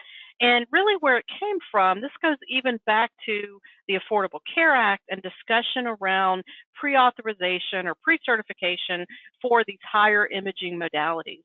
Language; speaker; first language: English; native; English